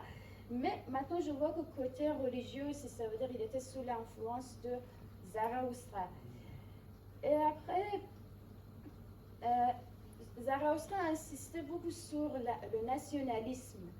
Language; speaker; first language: French; non-native, fluent; Persian